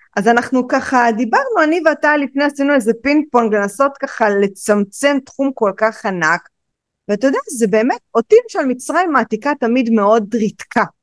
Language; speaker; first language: Hebrew; native; Hebrew